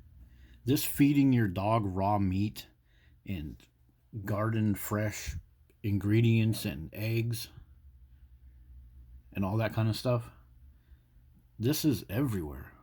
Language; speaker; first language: English; native; English